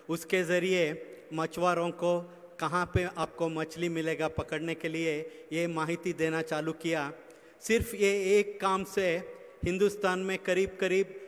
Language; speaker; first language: Hindi; non-native, local second language; Kannada